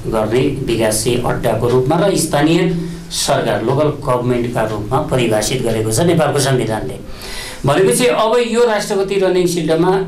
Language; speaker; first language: Nepali; native; Nepali